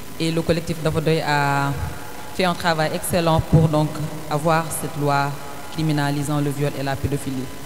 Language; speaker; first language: French; non-native, local second language; Wolof